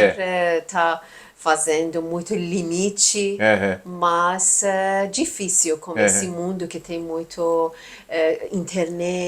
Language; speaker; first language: Portuguese; non-native, learner; Persian